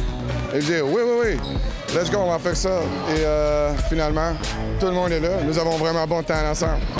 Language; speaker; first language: French; non-native, learner; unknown